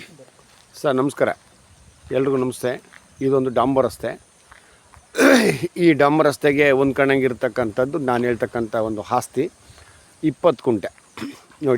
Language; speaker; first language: Kannada; native; Kannada